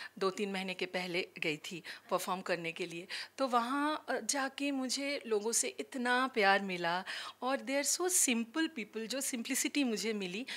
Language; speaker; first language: Hindi; non-native, local second language; Bangla